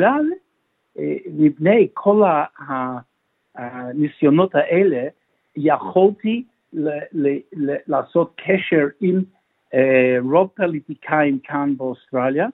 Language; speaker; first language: Hebrew; non-native, fluent; English